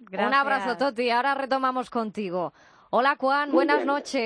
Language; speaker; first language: Spanish; native; Spanish